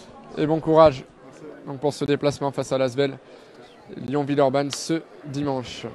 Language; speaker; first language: French; native; French